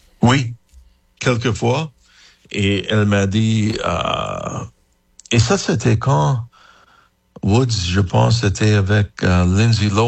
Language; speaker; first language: French; non-native, learner; English